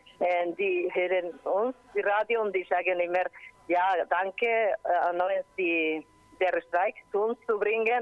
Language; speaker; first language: German; non-native, learner; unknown